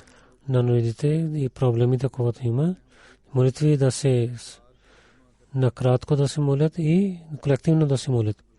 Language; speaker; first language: Bulgarian; non-native, learner; Urdu